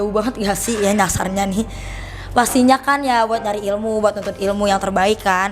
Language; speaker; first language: Indonesian; native; Indonesian